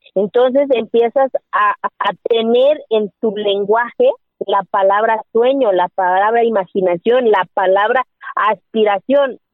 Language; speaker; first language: Spanish; non-native, local second language; Zapotec